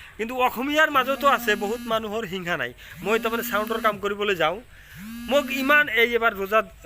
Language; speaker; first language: Assamese; non-native, local second language; Bangla